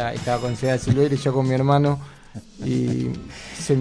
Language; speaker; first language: Spanish; native; Spanish